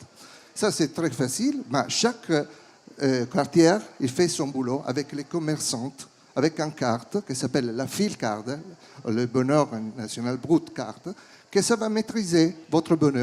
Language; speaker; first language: French; non-native, fluent; Italian